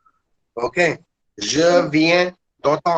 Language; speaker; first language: French; non-native, fluent; Hindi